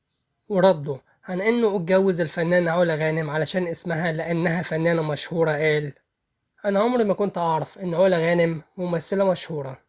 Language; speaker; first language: Arabic; native; Arabic